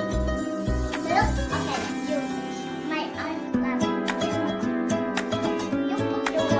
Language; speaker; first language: English; non-native, learner; Indonesian